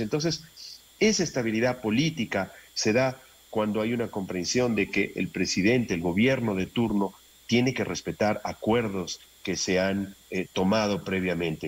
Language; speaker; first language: Spanish; native; Spanish